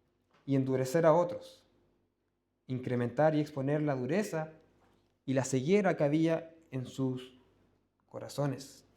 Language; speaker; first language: Spanish; native; Spanish